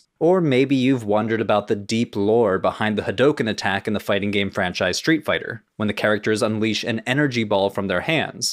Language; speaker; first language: English; native; English